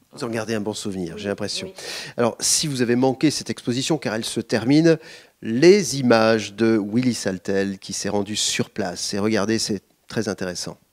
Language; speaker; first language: French; native; French